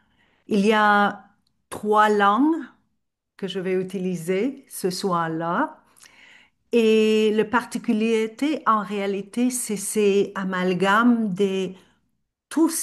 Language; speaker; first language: French; non-native, fluent; Turkish